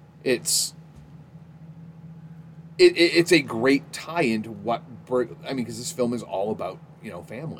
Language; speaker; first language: English; native; English